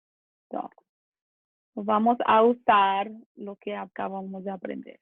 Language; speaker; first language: Spanish; early bilingual, other home language; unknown